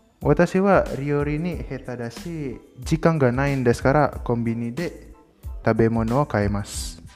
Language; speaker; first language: Japanese; non-native, learner; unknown